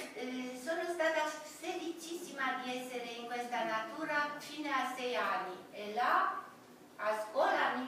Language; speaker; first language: Italian; non-native, fluent; Romanian